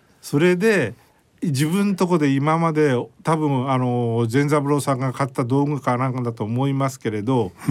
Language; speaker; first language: Japanese; native; Japanese